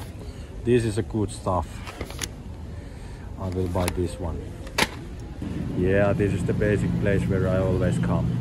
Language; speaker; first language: English; non-native, learner; Finnish